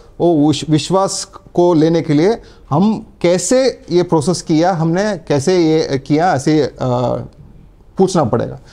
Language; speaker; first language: Hindi; non-native, local second language; Kannada